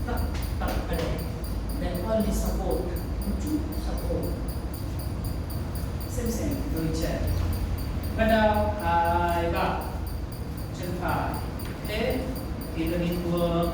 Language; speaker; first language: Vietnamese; non-native, learner; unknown